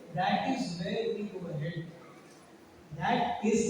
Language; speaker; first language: English; non-native, local second language; Hindi